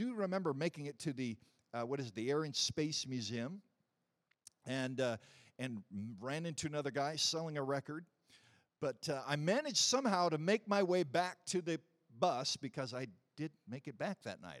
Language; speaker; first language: English; native; English